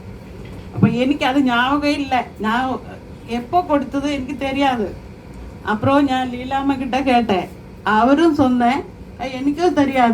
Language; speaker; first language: Tamil; non-native, learner; Malayalam